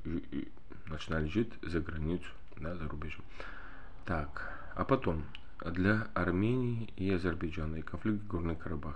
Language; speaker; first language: Russian; non-native, learner; Bulgarian